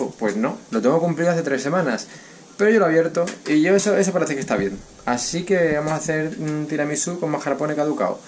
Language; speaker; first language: Spanish; native; Spanish